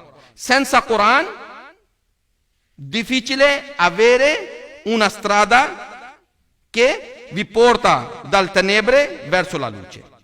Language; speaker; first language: Italian; non-native, learner; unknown